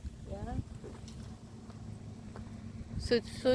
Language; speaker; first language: English; non-native, learner; Thai